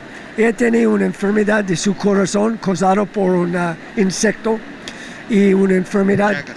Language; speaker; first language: Spanish; non-native, fluent; English